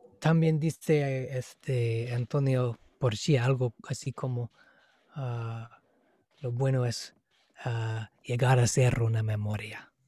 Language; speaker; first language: Spanish; non-native, fluent; English